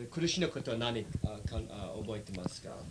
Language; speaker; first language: Japanese; early bilingual, heritage; English